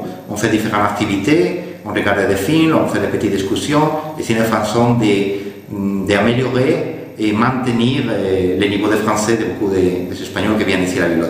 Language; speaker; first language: French; non-native, fluent; Spanish